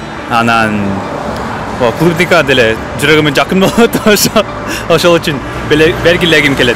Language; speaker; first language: Kyrgyz; non-native, fluent; English